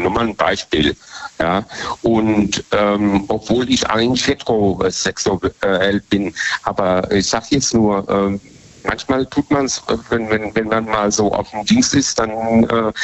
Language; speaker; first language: German; native; German